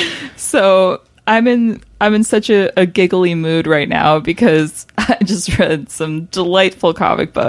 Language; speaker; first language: English; native; English